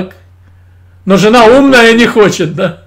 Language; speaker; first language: Russian; native; Russian